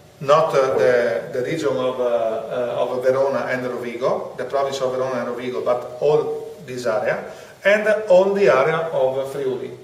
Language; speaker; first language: English; non-native, fluent; Italian